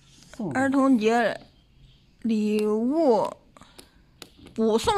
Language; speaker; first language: Chinese; native; Chinese